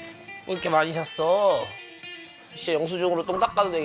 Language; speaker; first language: Korean; native; Korean